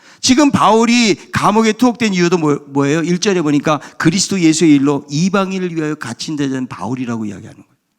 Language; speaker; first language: Korean; native; Korean